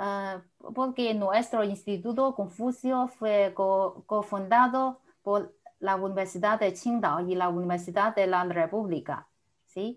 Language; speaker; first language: Spanish; non-native, fluent; Chinese